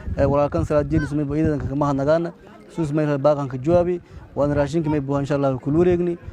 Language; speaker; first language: Somali; non-native, local second language; Maay